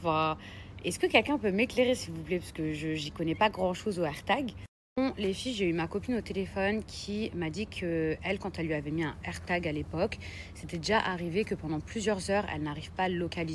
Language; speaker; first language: French; native; French